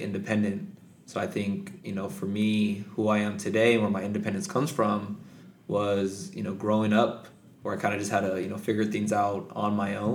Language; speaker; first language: English; native; English